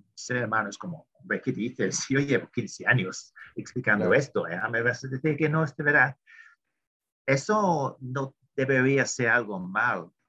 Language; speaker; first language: Spanish; non-native, fluent; English